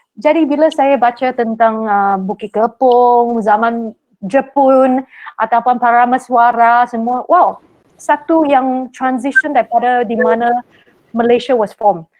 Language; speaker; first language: Malay; non-native, local second language; Min Nan Chinese